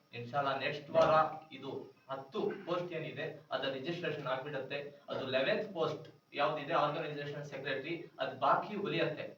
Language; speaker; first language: Kannada; non-native, local second language; Urdu